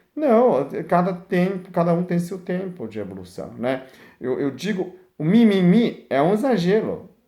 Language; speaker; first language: Portuguese; non-native, fluent; Chinese